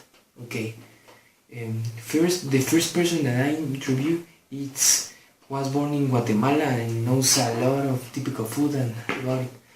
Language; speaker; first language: English; non-native, learner; Spanish